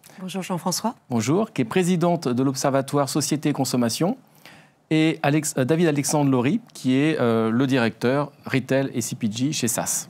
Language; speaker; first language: French; native; French